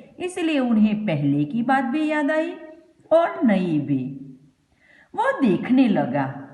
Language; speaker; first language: Hindi; non-native, local second language; Gujarati